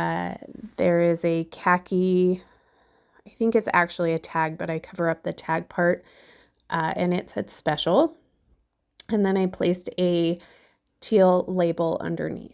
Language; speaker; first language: English; native; English